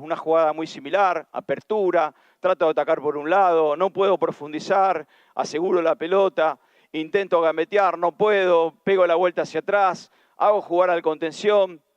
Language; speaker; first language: Spanish; native; Spanish